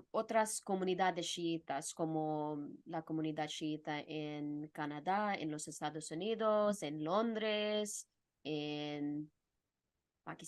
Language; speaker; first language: Spanish; non-native, fluent; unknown